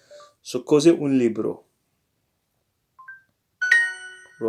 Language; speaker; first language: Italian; non-native, learner; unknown